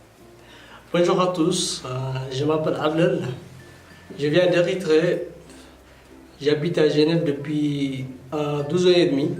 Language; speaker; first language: French; non-native, learner; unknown